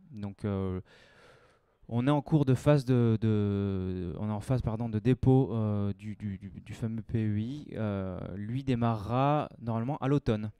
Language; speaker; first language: French; native; French